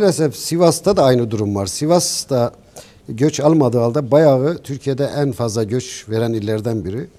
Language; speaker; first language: Turkish; native; Turkish